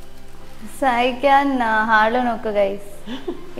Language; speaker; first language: Malayalam; non-native, learner; Tamil